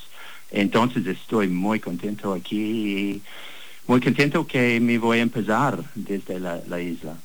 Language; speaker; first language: Spanish; non-native, learner; English